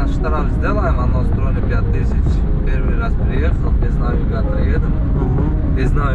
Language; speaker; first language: Russian; non-native, learner; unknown